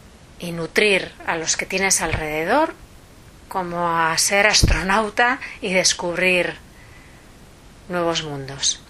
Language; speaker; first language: Spanish; native; Spanish